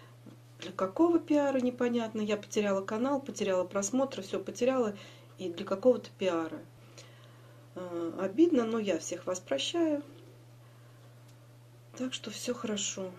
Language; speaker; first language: Russian; native; Russian